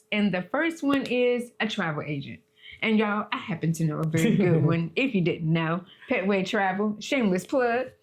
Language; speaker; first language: English; native; English